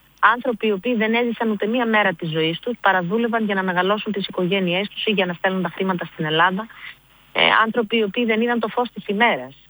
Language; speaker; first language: Greek; early bilingual, heritage; Greek